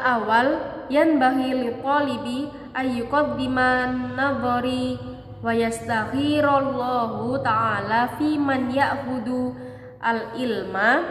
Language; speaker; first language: Arabic; non-native, fluent; Indonesian